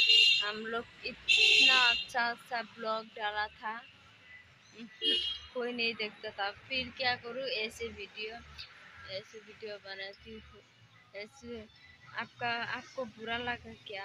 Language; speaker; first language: Hindi; non-native, local second language; Bangla